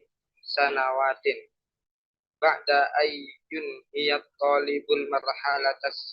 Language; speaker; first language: Arabic; non-native, learner; Indonesian